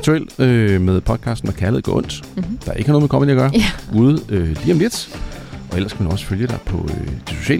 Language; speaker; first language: Danish; native; Danish